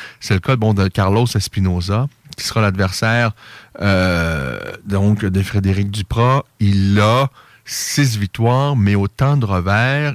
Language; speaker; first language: French; native; French